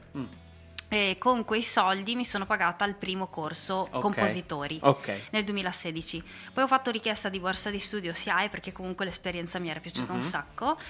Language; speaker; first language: Italian; native; Italian